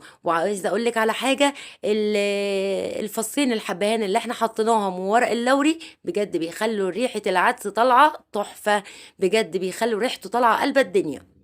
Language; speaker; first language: Arabic; native; Arabic